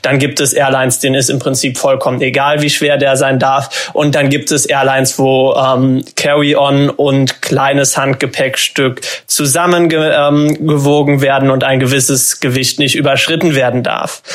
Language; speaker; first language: German; native; German